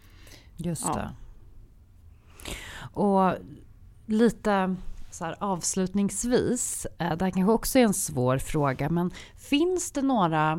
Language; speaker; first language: Swedish; native; Swedish